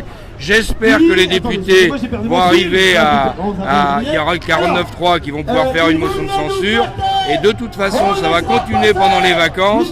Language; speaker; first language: French; native; French